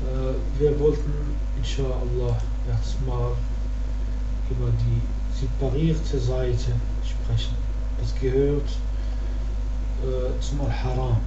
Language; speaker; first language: German; non-native, learner; Arabic